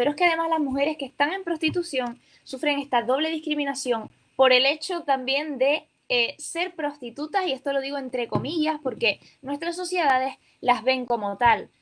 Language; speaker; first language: Spanish; native; Spanish